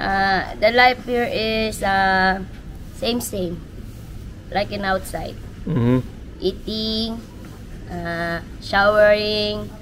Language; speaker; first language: English; non-native, learner; Filipino